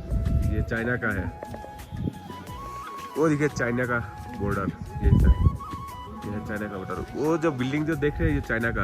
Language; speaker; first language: Hindi; non-native, local second language; Assamese